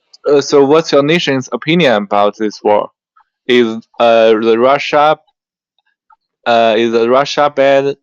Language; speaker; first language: English; non-native, learner; Chinese